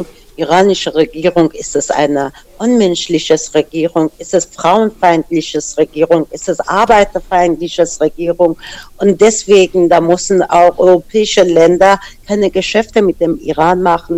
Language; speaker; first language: German; non-native, fluent; Persian